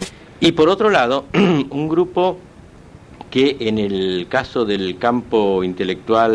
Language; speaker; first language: Spanish; native; Spanish